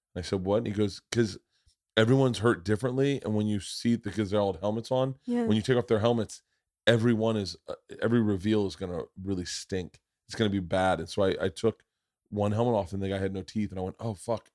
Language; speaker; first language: English; native; English